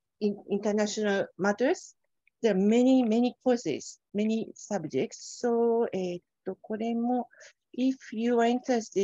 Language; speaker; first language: English; non-native, fluent; Japanese